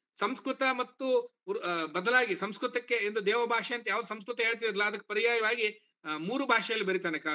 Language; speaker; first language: Kannada; native; Kannada